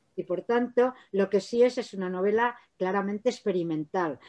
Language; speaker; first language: Spanish; native; Spanish